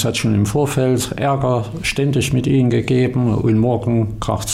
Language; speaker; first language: German; native; German